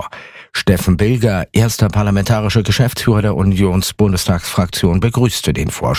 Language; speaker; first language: German; native; German